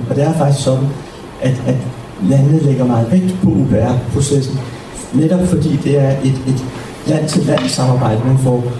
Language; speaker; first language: Danish; native; Danish